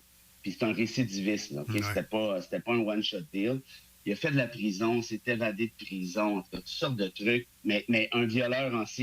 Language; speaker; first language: French; native; French